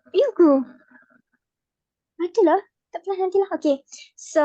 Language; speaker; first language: Malay; native; Malay